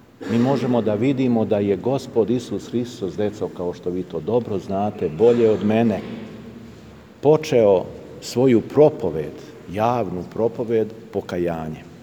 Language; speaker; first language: Serbian; native; Serbian